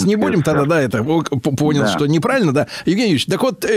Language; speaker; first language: Russian; native; Russian